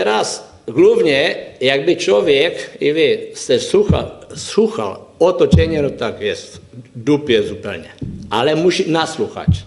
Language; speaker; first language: Polish; non-native, learner; Czech